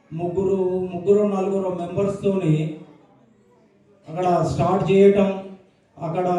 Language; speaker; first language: Telugu; native; Telugu